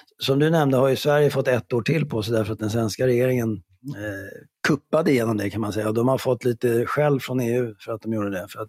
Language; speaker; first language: Swedish; native; Swedish